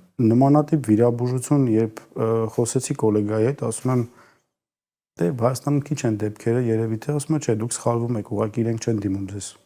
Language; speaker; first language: Armenian; native; Armenian